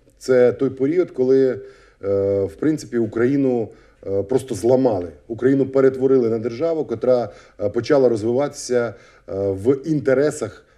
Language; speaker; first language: Ukrainian; native; Ukrainian